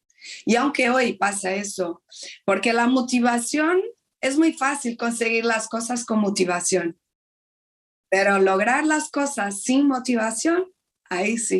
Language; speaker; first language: Spanish; non-native, fluent; Portuguese